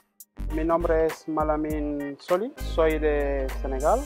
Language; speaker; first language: Spanish; non-native, fluent; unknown